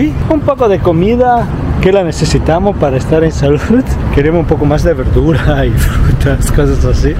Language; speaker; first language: Spanish; non-native, fluent; Italian